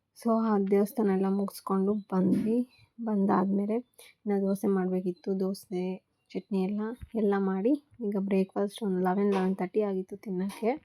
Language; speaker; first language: Kannada; non-native, local second language; Telugu